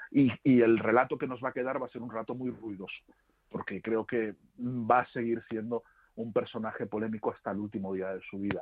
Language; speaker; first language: Spanish; native; Spanish